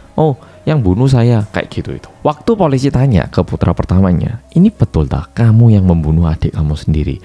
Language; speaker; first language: Indonesian; non-native, fluent; Korean